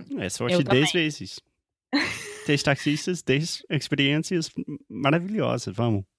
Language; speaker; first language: Portuguese; non-native, fluent; English